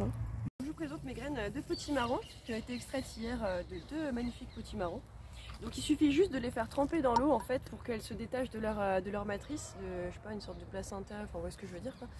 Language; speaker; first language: French; native; French